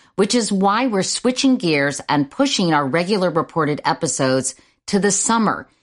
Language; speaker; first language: English; native; English